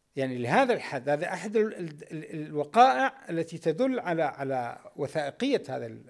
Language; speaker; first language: Arabic; native; Arabic